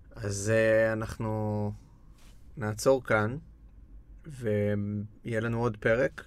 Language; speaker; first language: Hebrew; native; Hebrew